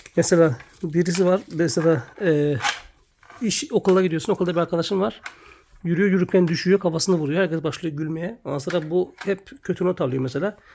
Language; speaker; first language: Turkish; native; Turkish